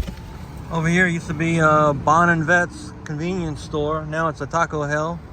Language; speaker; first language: English; native; English